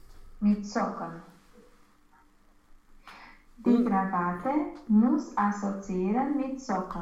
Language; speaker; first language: German; non-native, learner; Romanian